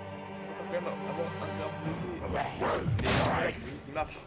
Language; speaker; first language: French; native; French